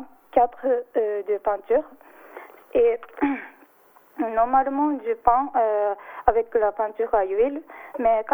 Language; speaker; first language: French; non-native, learner; Japanese